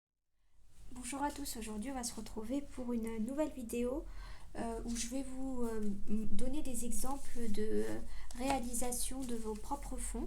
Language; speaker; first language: French; native; French